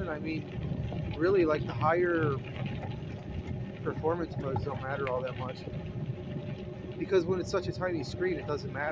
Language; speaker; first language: English; native; English